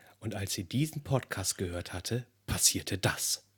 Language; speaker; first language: German; native; German